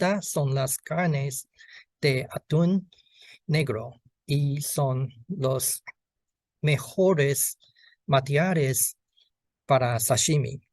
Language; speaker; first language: Spanish; non-native, learner; Chinese